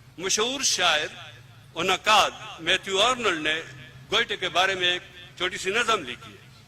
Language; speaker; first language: Urdu; non-native, local second language; Pashto